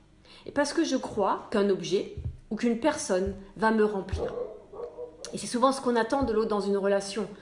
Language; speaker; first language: French; native; French